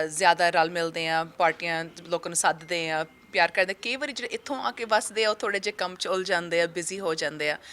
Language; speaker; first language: Punjabi; early bilingual, heritage; Punjabi